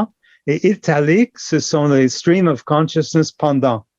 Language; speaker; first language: French; non-native, local second language; English